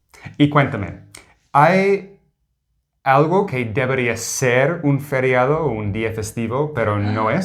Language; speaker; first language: Spanish; non-native, fluent; English